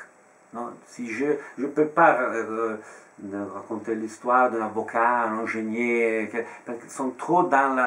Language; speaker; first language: French; non-native, fluent; Italian